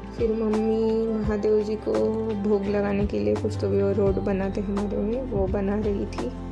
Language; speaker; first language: Hindi; non-native, local second language; Marathi